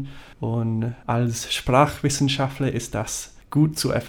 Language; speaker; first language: German; non-native, fluent; English